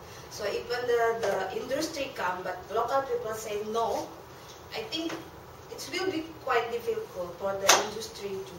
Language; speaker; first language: English; non-native, learner; Indonesian